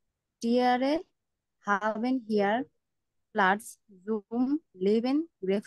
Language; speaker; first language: German; non-native, learner; Bangla